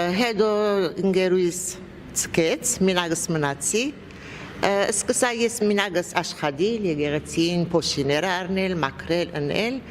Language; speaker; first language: Armenian; native; Armenian